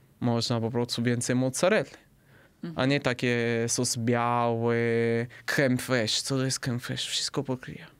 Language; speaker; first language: Polish; non-native, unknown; Italian